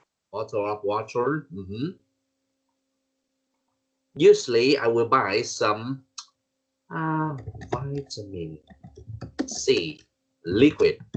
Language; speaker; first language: English; non-native, learner; Vietnamese